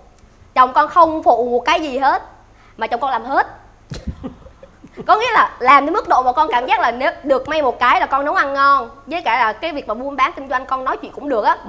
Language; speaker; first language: Vietnamese; native; Vietnamese